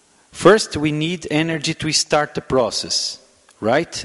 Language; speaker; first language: English; non-native, fluent; Portuguese